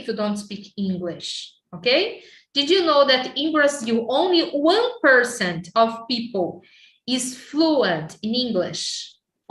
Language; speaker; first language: English; non-native, fluent; Portuguese